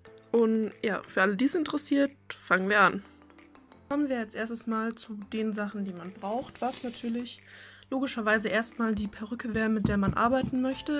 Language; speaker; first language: German; native; German